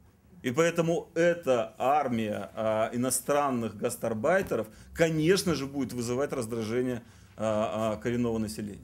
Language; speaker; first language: Russian; native; Russian